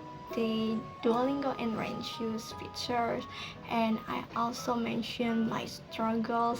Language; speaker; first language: English; non-native, learner; Indonesian